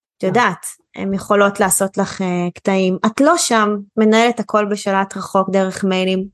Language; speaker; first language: Hebrew; native; Hebrew